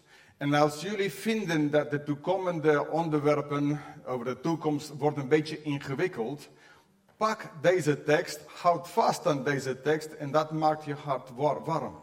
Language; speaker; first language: Dutch; non-native, fluent; English